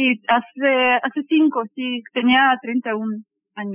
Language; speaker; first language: Spanish; non-native, fluent; Russian